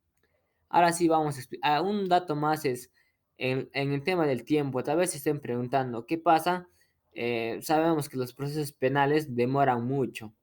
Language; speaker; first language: Spanish; native; Spanish